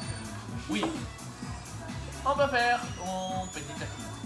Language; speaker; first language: French; non-native, learner; Spanish